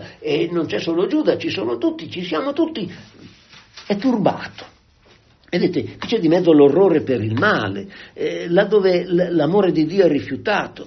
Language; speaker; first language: Italian; native; Italian